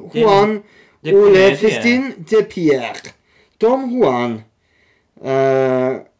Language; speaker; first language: Norwegian; native; Norwegian